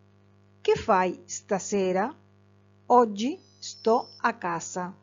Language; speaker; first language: Italian; non-native, fluent; Spanish